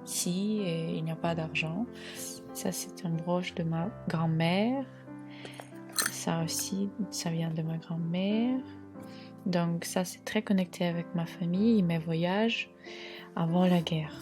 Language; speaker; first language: French; non-native, fluent; Ukrainian